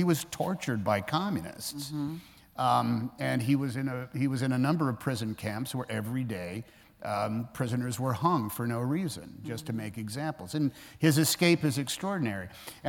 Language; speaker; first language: English; native; English